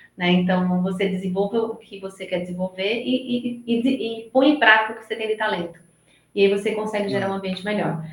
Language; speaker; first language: Portuguese; native; Portuguese